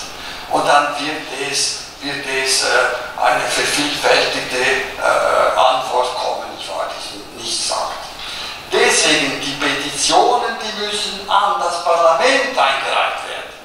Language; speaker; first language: German; non-native, local second language; Italian